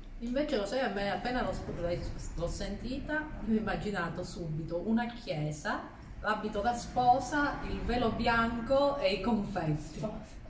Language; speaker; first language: Italian; native; Italian